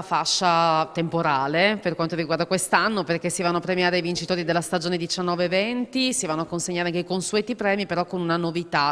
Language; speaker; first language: Italian; native; Italian